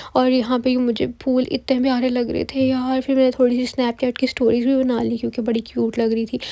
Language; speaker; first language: Urdu; native; Urdu